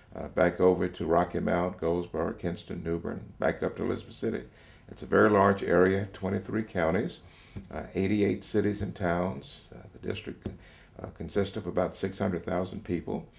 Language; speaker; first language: English; native; English